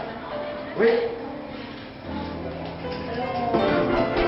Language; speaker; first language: French; non-native, learner; Vietnamese